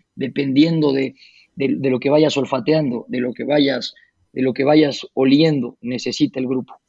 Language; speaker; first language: Spanish; native; Spanish